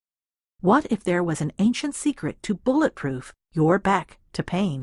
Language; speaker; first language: English; native; English